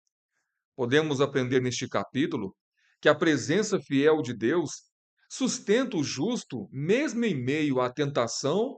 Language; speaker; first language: Portuguese; native; Portuguese